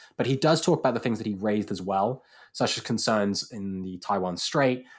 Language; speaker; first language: English; native; English